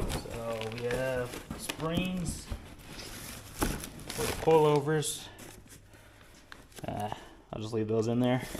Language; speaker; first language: English; native; English